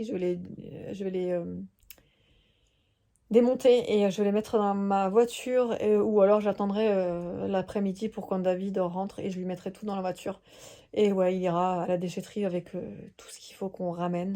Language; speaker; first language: French; native; French